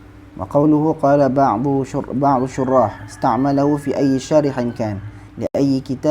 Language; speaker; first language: Arabic; non-native, fluent; Malay